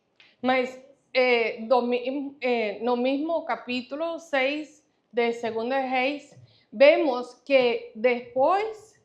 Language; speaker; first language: Portuguese; non-native, fluent; Spanish